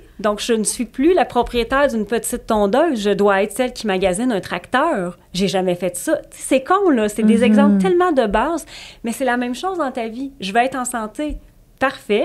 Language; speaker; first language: French; native; French